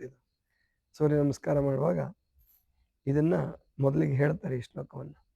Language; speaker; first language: Kannada; native; Kannada